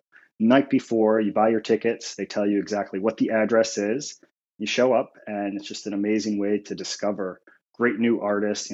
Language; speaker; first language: English; native; English